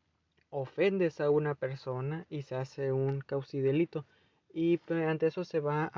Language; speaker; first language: Spanish; native; Spanish